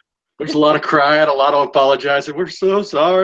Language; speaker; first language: English; native; English